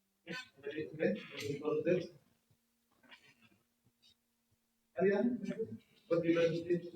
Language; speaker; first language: English; non-native, learner; Indonesian